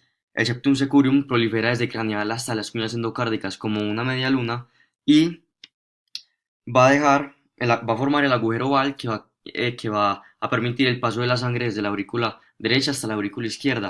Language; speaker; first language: Spanish; native; Spanish